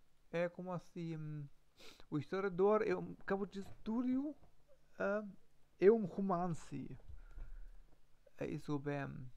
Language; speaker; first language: Portuguese; non-native, learner; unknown